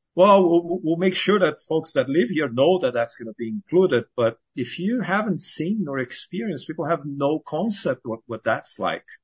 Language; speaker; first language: English; non-native, fluent; Portuguese